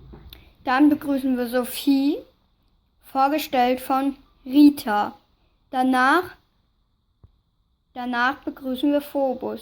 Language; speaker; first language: German; native; German